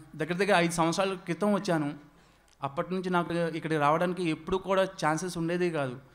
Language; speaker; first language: Telugu; non-native, local second language; Odia